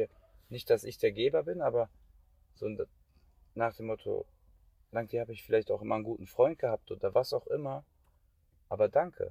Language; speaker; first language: German; native; German